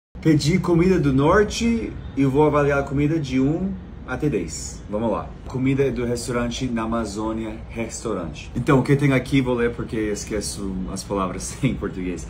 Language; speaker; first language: Portuguese; non-native, fluent; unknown